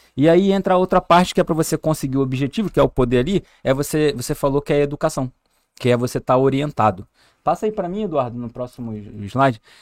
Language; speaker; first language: Portuguese; native; Portuguese